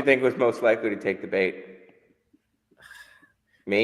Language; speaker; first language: English; native; English